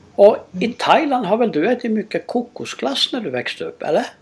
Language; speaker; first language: Swedish; native; Swedish